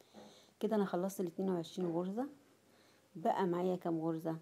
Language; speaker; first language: Arabic; native; Arabic